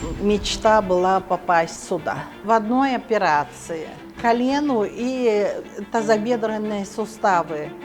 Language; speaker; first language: Russian; non-native, local second language; Kyrgyz